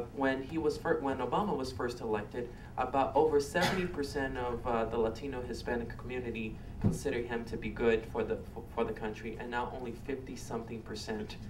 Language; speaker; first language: English; non-native, fluent; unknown